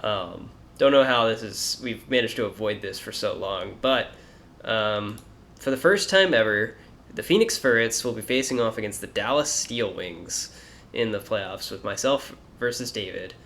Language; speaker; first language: English; native; English